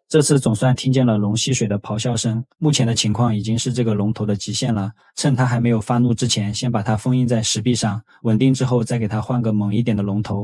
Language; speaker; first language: Chinese; native; Chinese